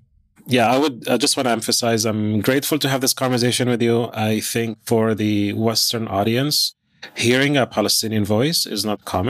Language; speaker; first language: English; non-native, fluent; Arabic